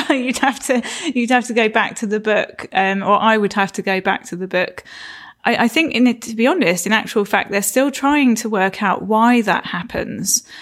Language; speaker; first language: English; native; English